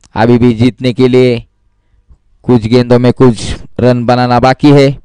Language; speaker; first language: Hindi; non-native, local second language; Marathi